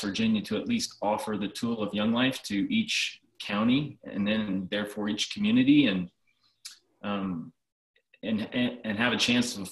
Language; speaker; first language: English; native; English